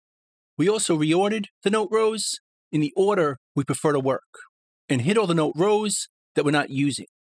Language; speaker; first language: English; native; English